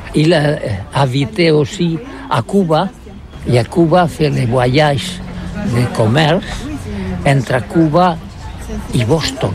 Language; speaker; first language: French; non-native, learner; Catalan